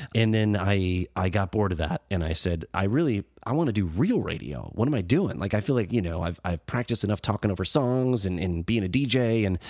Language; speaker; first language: English; native; English